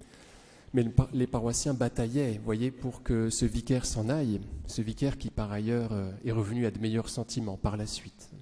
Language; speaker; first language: French; native; French